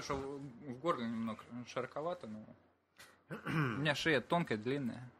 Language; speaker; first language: Russian; native; Russian